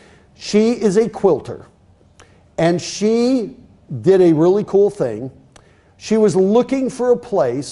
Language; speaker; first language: English; native; English